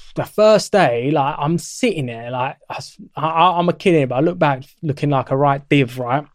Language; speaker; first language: English; native; English